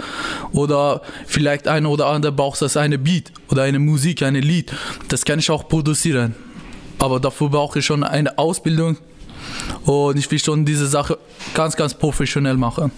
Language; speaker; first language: German; non-native, learner; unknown